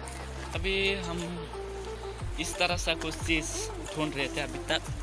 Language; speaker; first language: Hindi; non-native, local second language; Assamese